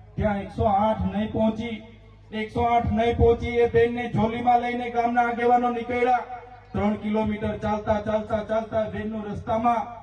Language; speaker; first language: Gujarati; non-native, local second language; Vasavi